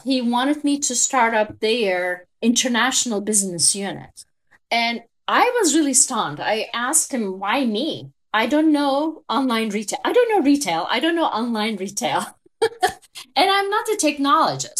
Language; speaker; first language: English; non-native, fluent; Turkish